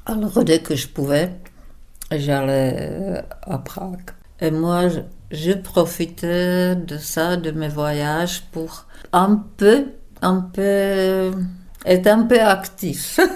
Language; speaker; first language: French; non-native, fluent; Czech